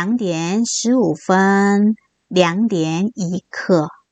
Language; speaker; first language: Chinese; non-native, fluent; Korean